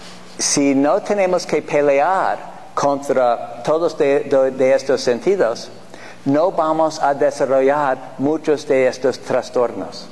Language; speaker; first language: Spanish; non-native, fluent; English